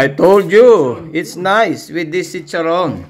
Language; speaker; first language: English; non-native, local second language; Filipino